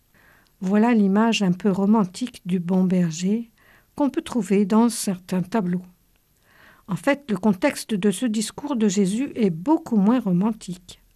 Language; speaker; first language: French; native; French